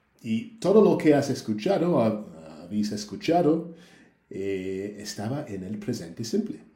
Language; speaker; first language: Spanish; non-native, fluent; English